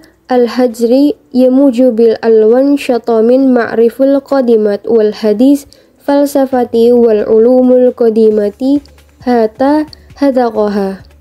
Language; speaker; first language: Arabic; non-native, learner; Indonesian